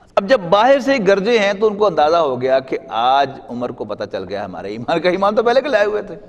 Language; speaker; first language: Urdu; non-native, local second language; Punjabi